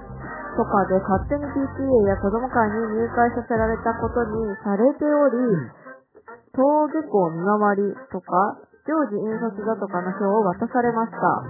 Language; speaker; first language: Japanese; native; Japanese